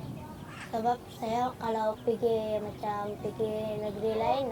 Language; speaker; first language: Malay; early bilingual, other home language; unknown